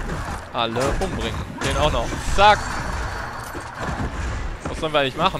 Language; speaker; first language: German; native; German